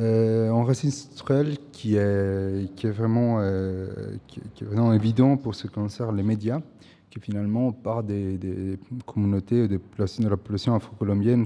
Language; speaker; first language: French; non-native, fluent; Spanish